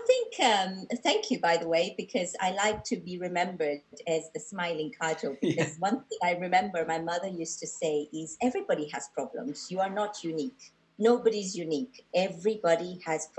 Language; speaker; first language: English; non-native, local second language; Gujarati